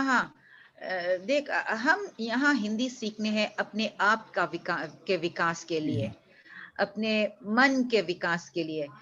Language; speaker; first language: Hindi; non-native, fluent; English